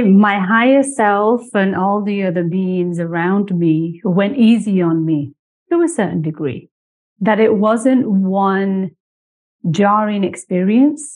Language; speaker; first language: English; native; English